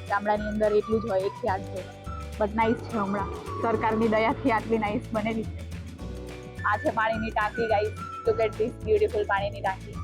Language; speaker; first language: Gujarati; native; Gujarati